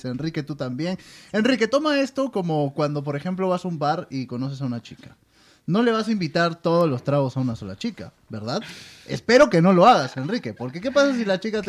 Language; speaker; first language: Spanish; native; Spanish